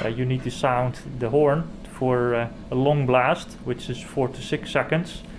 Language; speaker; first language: English; non-native, fluent; Dutch